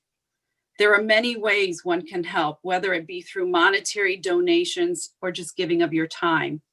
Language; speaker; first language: English; native; English